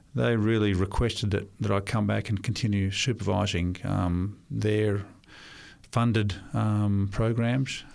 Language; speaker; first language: English; non-native, local second language; Russian